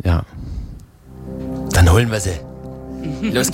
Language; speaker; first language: German; native; German